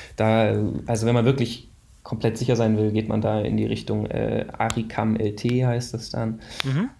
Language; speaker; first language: German; native; German